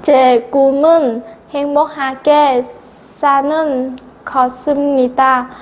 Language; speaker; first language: Korean; non-native, learner; Vietnamese